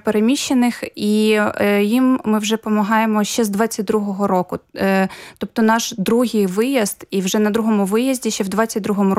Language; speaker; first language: Ukrainian; native; Ukrainian